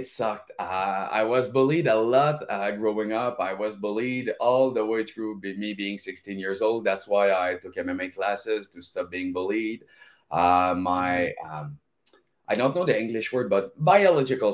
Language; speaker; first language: English; non-native, fluent; French